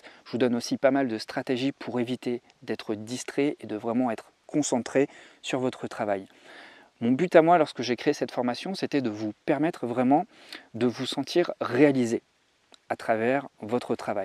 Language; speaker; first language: French; native; French